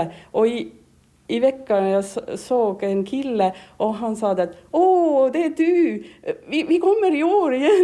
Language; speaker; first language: Swedish; non-native, learner; Estonian